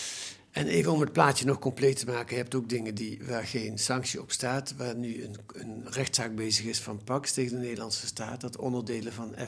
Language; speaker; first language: Dutch; native; Dutch